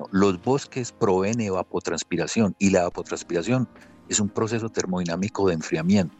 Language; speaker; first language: Spanish; native; Spanish